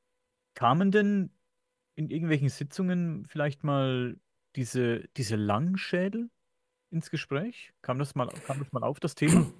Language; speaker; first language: German; native; German